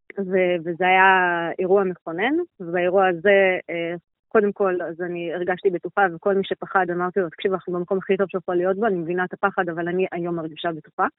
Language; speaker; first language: Hebrew; native; Hebrew